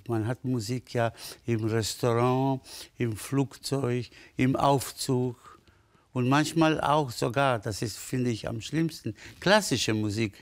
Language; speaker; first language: German; non-native, fluent; Spanish